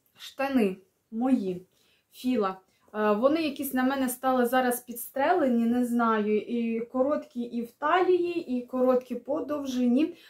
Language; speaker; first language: Ukrainian; non-native, local second language; Russian